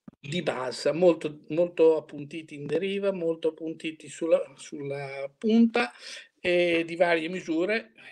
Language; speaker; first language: Italian; native; Italian